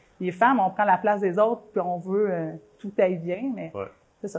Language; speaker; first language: French; native; French